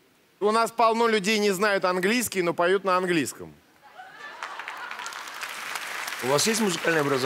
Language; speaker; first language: Russian; native; Russian